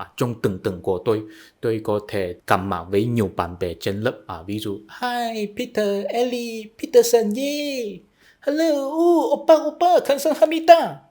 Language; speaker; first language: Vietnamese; non-native, fluent; Chinese